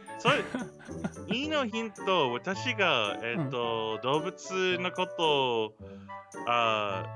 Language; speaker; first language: Japanese; non-native, learner; English